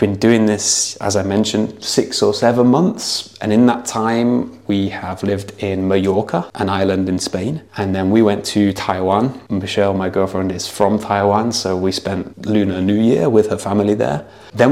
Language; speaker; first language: English; native; English